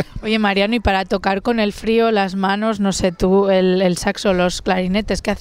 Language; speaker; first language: Spanish; native; Spanish